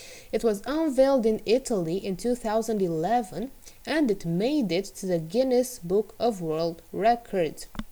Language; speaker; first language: English; non-native, fluent; Romanian